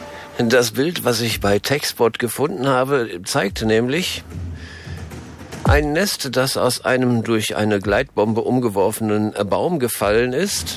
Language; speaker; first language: German; native; German